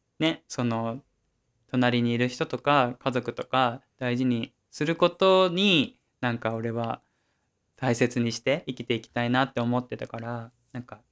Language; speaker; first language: Japanese; native; Japanese